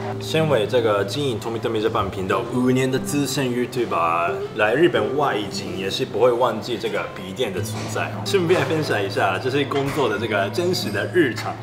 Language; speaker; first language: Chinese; non-native, fluent; Japanese